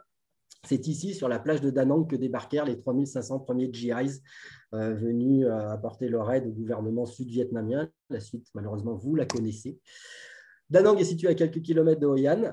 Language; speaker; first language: French; native; French